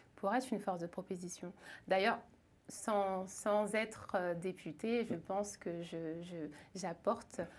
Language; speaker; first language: French; native; French